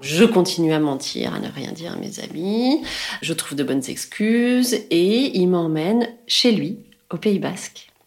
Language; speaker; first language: French; native; French